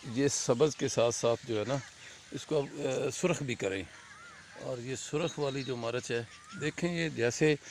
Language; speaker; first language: Urdu; native; Urdu